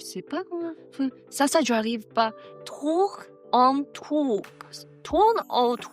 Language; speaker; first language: French; non-native, learner; Chinese